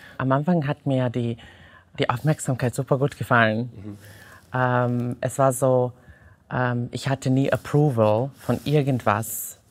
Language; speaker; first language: German; non-native, fluent; Serbian